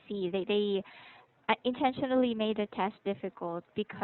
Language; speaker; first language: English; non-native, local second language; Filipino